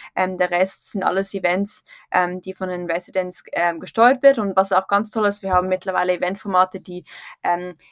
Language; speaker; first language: German; native; German